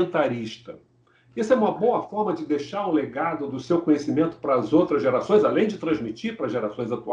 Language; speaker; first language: Portuguese; native; Portuguese